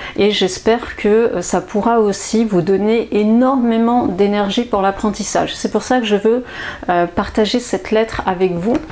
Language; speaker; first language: French; native; French